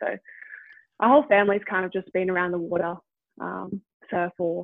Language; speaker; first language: English; native; English